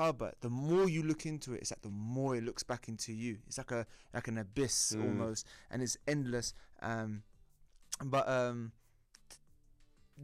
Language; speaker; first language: English; native; English